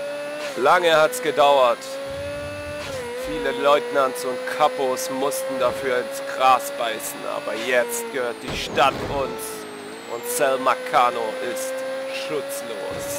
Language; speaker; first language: German; native; German